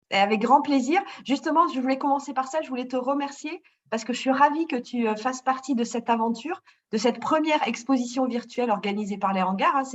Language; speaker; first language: French; native; French